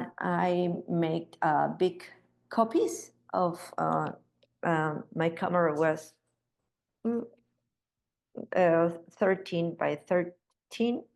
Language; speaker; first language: English; non-native, learner; Spanish